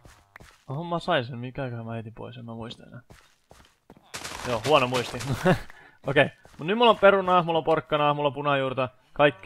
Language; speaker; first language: Finnish; native; Finnish